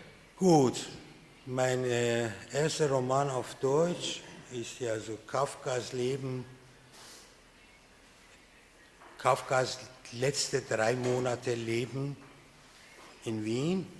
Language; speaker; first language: German; non-native, fluent; Persian